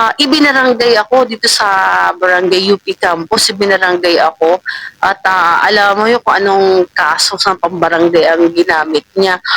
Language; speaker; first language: Filipino; non-native, local second language; Waray